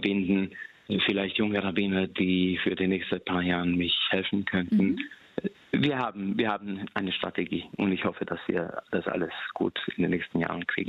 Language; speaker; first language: German; non-native, fluent; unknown